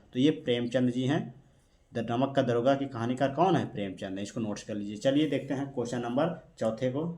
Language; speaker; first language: Hindi; native; Hindi